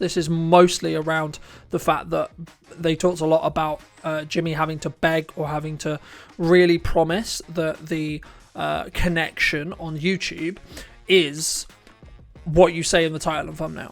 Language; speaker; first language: English; native; English